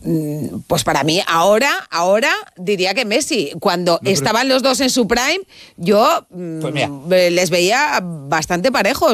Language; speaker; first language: Spanish; native; Spanish